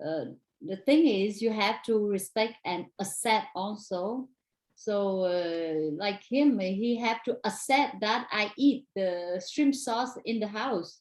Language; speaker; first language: English; non-native, fluent; Vietnamese